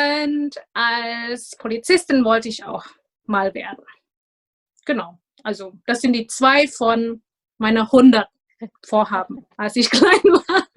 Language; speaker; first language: German; non-native, fluent; Indonesian